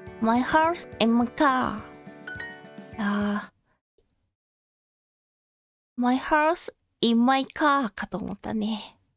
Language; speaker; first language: English; non-native, learner; Japanese